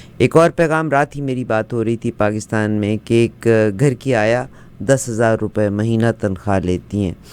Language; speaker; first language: Urdu; native; Urdu